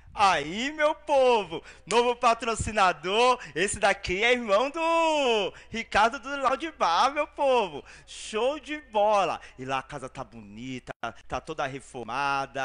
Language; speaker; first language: Portuguese; native; Portuguese